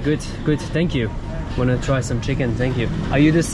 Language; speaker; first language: English; non-native, fluent; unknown